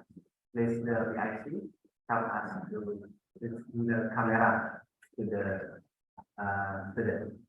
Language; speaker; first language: English; non-native, fluent; Indonesian